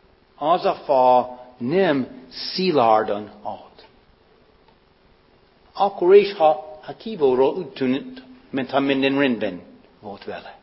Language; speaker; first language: Hungarian; non-native, fluent; English